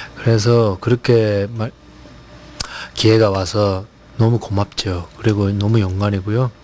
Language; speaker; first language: Korean; non-native, fluent; Japanese